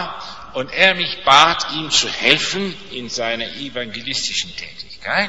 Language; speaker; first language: German; non-native, fluent; English